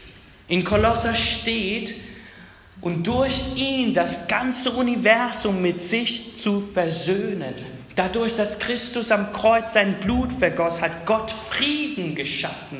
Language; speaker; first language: German; non-native, fluent; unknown